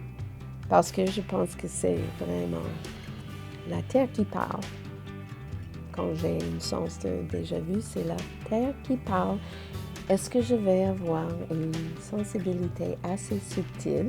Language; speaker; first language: French; non-native, local second language; English